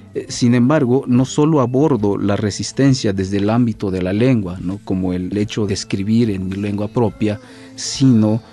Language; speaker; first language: Spanish; native; Spanish